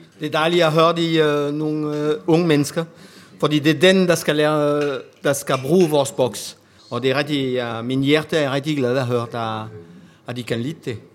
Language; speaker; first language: Danish; non-native, fluent; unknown